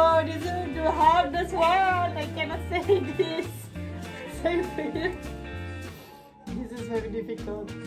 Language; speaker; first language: English; non-native, learner; Indonesian